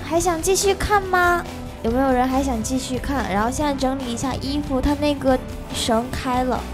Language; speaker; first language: Chinese; non-native, learner; Korean